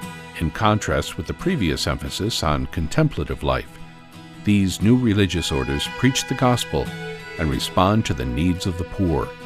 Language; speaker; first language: English; native; English